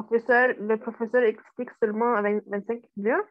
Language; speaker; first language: French; non-native, learner; Arabic